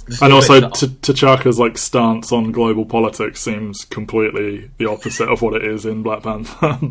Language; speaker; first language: English; native; English